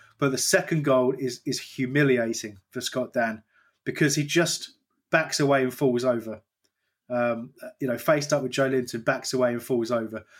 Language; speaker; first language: English; native; English